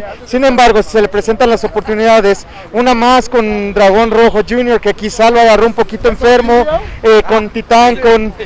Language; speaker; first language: Spanish; native; Spanish